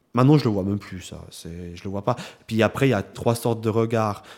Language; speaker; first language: French; native; French